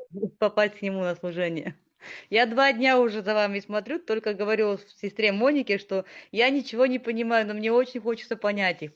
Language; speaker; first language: Russian; native; Russian